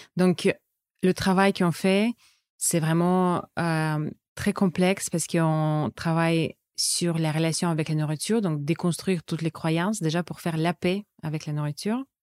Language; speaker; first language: French; non-native, fluent; Russian